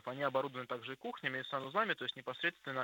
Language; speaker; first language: Russian; native; Russian